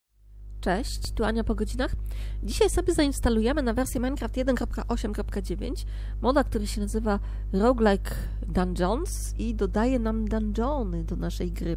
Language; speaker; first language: Polish; native; Polish